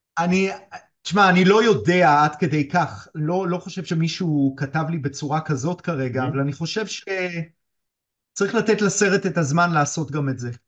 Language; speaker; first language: Hebrew; native; Hebrew